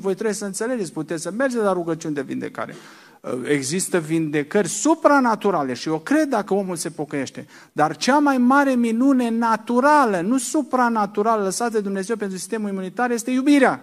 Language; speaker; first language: Romanian; native; Romanian